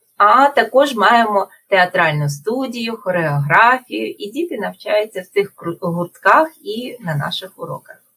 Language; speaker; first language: Ukrainian; native; Ukrainian